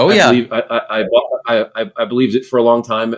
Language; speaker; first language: English; native; English